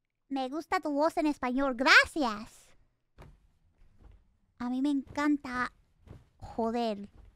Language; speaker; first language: Spanish; early bilingual, other home language; English